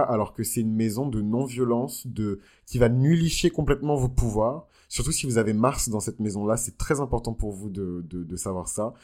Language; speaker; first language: French; native; French